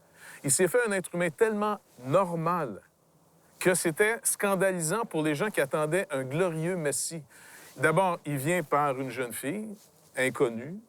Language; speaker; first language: French; native; French